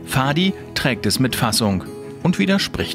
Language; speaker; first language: German; native; German